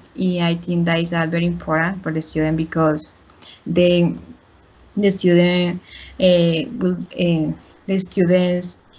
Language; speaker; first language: English; non-native, learner; Spanish